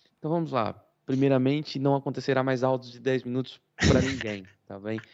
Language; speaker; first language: Portuguese; native; Portuguese